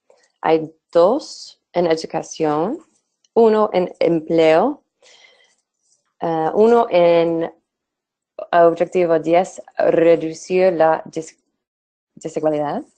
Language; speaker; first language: Spanish; non-native, fluent; English